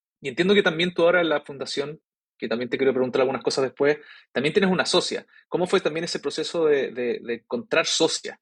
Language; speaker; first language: Spanish; native; Spanish